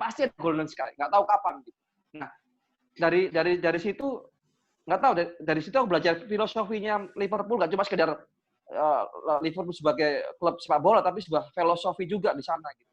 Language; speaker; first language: Indonesian; native; Indonesian